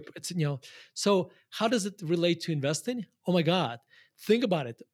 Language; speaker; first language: English; non-native, fluent; Russian